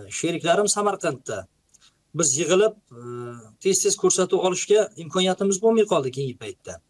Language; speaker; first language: Uzbek; native; Uzbek